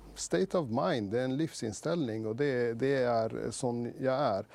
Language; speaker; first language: Swedish; early bilingual, other home language; Persian